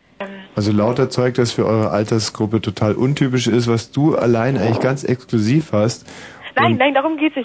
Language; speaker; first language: German; native; German